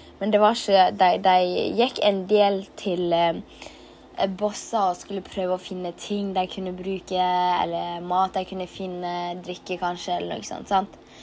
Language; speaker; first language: Norwegian; early bilingual, other home language; Tigrinya